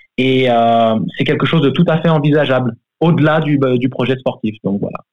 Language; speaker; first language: French; native; French